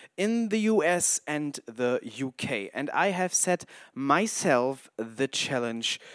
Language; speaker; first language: English; non-native, fluent; German